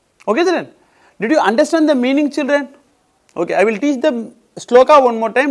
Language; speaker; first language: English; non-native, local second language; Tamil